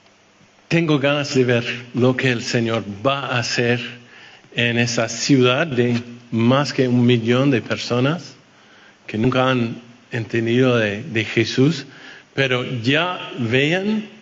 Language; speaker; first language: Spanish; non-native, fluent; French